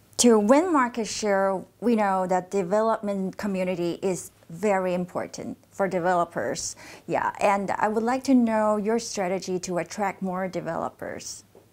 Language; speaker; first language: English; non-native, fluent; Chinese